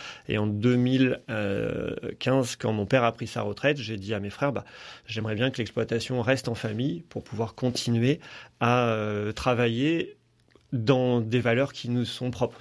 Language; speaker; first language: French; native; French